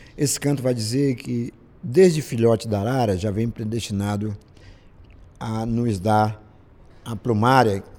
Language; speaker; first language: Portuguese; non-native, local second language; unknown